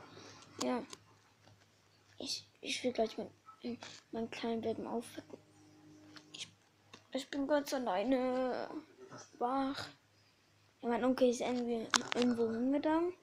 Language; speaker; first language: German; early bilingual, other home language; Polish